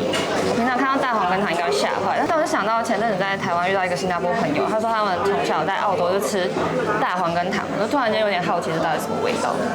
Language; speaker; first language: Chinese; native; Chinese